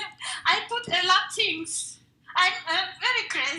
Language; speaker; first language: English; non-native, learner; Russian